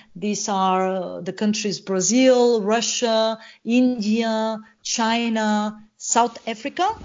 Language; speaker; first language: English; non-native, fluent; Bulgarian